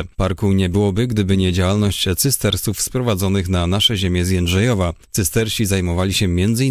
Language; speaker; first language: Polish; native; Polish